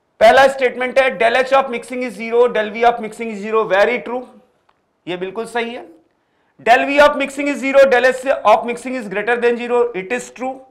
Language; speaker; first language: Hindi; native; Hindi